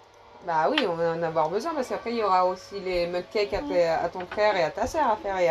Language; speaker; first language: French; native; French